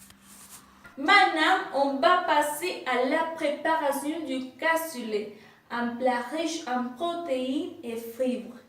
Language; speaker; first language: French; non-native, fluent; Spanish